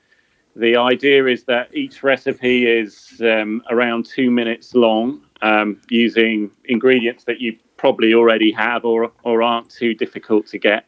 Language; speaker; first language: English; native; English